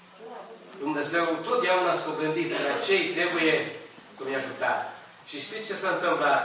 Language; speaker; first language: Romanian; non-native, learner; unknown